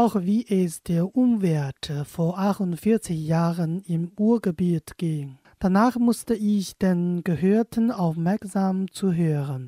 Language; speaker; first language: German; non-native, fluent; Chinese